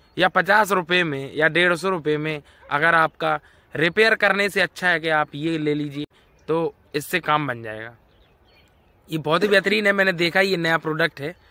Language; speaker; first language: Hindi; native; Hindi